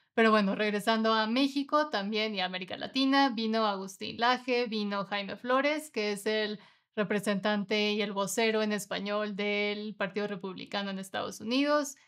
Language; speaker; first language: Spanish; native; Spanish